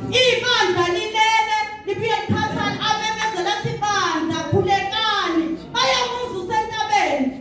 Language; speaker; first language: Zulu; non-native, local second language; Southern Sotho